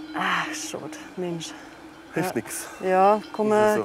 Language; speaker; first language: German; native; German